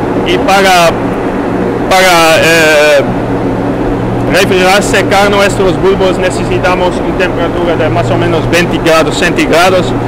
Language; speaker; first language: Spanish; non-native, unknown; Dutch